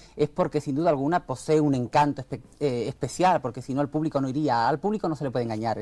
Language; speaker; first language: Spanish; early bilingual, other home language; Arabic